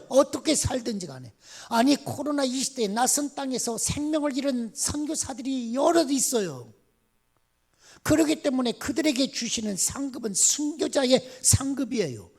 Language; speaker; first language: Korean; native; Korean